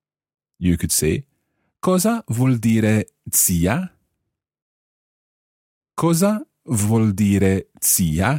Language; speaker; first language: Italian; non-native, fluent; English